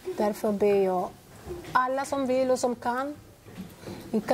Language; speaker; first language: Swedish; non-native, fluent; Lingala